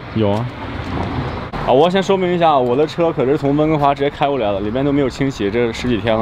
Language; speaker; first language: Chinese; native; Chinese